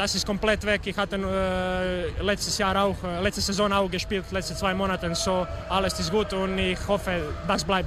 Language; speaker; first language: German; non-native, learner; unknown